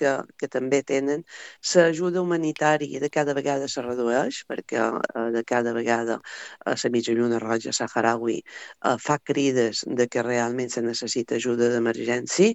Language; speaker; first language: Catalan; native; Catalan